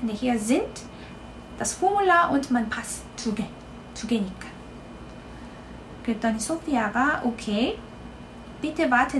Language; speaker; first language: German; non-native, fluent; Korean